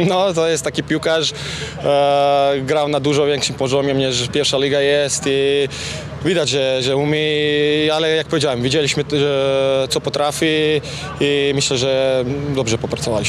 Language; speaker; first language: Polish; non-native, fluent; Croatian